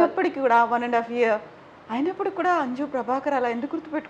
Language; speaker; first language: Telugu; native; Telugu